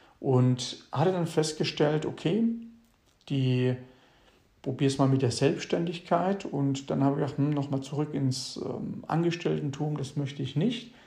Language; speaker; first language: German; early bilingual, other home language; Italian